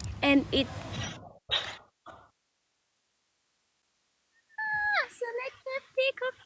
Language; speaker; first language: English; non-native, learner; Korean